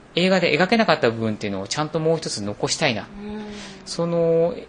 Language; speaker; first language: Japanese; native; Japanese